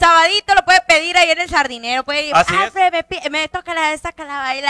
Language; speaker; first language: Spanish; native; Spanish